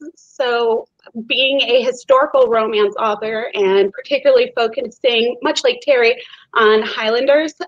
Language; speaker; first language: English; native; English